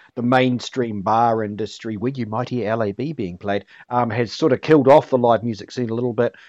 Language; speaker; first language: English; native; English